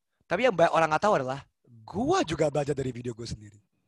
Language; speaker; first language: Indonesian; early bilingual, heritage; Indonesian